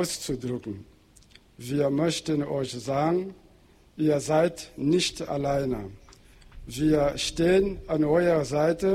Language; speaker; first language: German; non-native, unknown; Portuguese